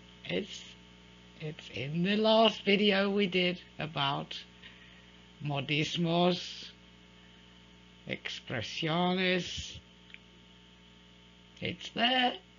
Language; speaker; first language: English; native; English